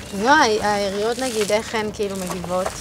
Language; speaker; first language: Hebrew; native; Hebrew